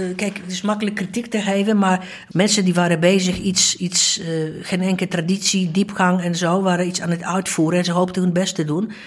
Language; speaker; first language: Dutch; non-native, fluent; Polish